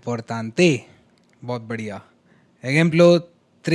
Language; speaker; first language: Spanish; non-native, learner; Hindi